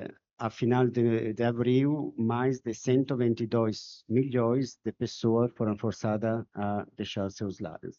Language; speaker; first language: Portuguese; non-native, fluent; Spanish